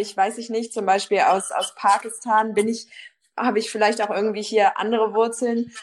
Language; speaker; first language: German; early bilingual, other home language; Turkish